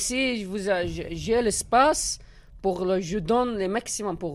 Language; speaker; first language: French; non-native, learner; Arabic